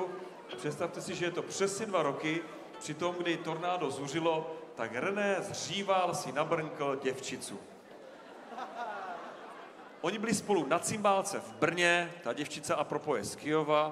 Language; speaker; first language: Czech; native; Czech